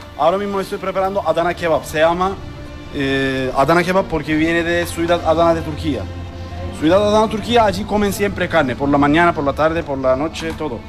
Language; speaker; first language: Spanish; non-native, learner; Turkish